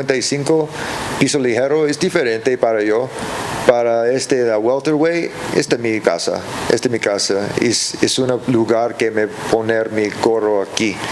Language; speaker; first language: Spanish; early bilingual, heritage; English